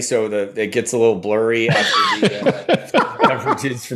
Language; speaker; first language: English; native; English